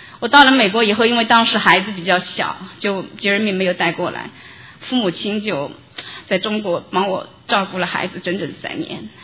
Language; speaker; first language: Chinese; native; Chinese